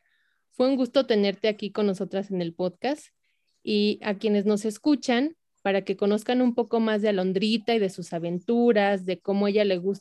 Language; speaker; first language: Spanish; native; Spanish